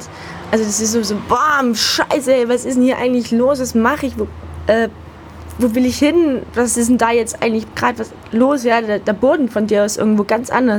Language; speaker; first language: German; native; German